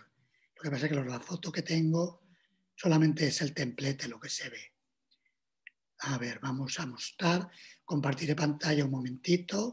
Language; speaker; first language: Spanish; native; Spanish